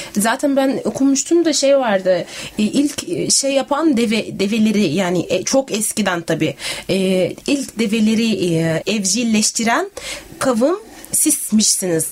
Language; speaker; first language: Turkish; native; Turkish